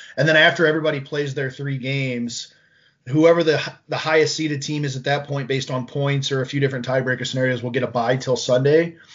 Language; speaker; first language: English; native; English